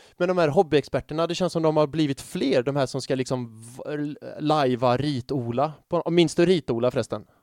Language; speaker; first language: Swedish; native; Swedish